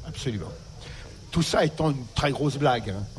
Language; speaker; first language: French; native; French